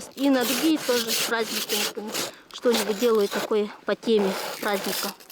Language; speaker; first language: Russian; non-native, local second language; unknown